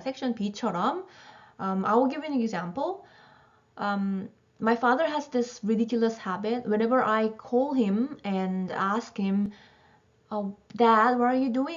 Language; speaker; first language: English; non-native, fluent; Korean